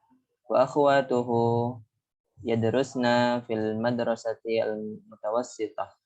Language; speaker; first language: Arabic; non-native, fluent; Indonesian